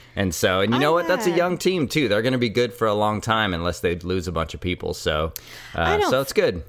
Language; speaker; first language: English; native; English